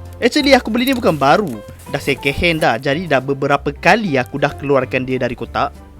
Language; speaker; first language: Malay; native; Malay